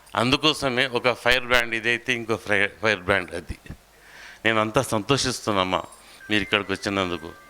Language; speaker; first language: Telugu; non-native, local second language; Urdu